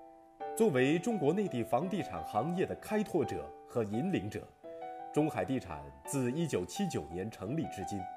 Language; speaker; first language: Chinese; native; Chinese